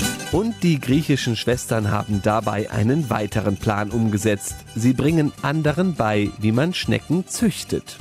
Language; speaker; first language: German; native; German